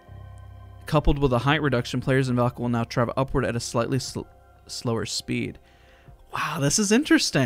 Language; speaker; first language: English; native; English